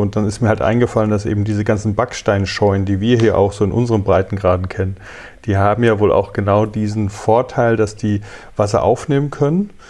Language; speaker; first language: German; native; German